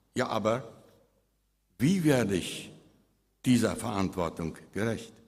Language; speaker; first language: German; early bilingual, heritage; Spanish